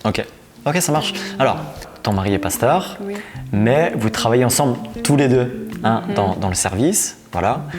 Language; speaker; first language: French; native; French